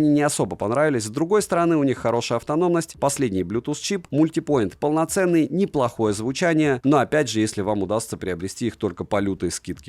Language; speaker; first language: Russian; native; Russian